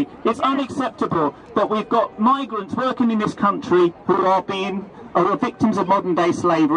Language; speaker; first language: English; native; English